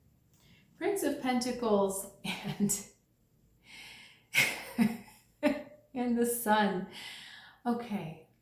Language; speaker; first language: English; native; English